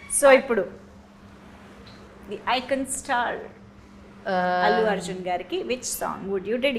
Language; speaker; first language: Telugu; native; Telugu